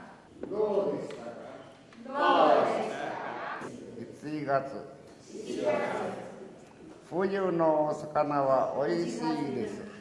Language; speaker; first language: Japanese; non-native, learner; Hakka Chinese